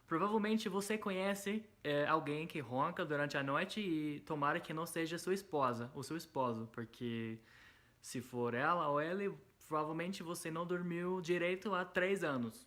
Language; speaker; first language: Portuguese; non-native, fluent; English